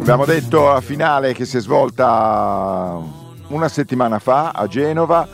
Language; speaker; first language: Italian; native; Italian